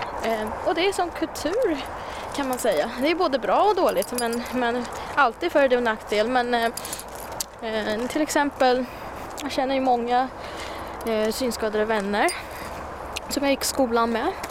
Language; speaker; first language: Swedish; non-native, fluent; Chinese